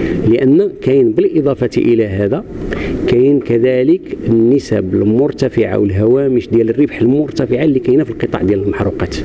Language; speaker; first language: Arabic; native; Arabic